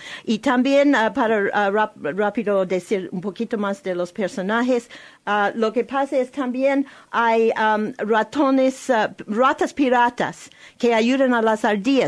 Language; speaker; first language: Spanish; non-native, learner; English